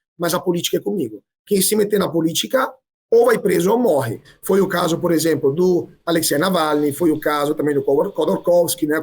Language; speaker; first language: Portuguese; non-native, fluent; Italian